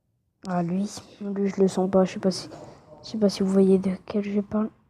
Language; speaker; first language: French; native; French